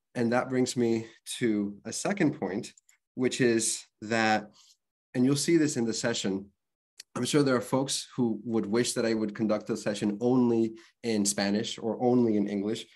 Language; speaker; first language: English; early bilingual, other home language; Spanish